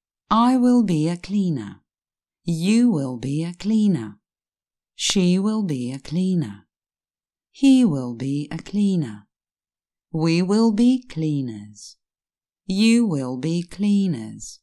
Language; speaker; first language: English; non-native, fluent; Russian